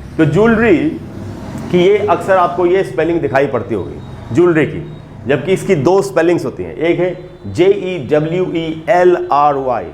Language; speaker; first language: Hindi; native; Hindi